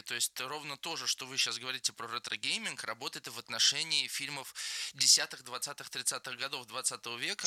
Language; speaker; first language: Russian; native; Russian